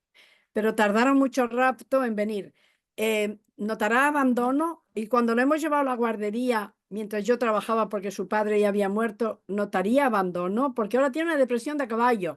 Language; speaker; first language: Spanish; native; Spanish